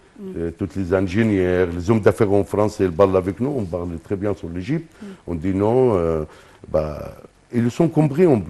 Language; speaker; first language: French; non-native, fluent; Arabic